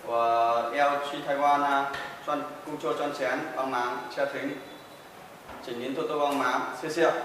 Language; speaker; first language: Chinese; non-native, learner; Vietnamese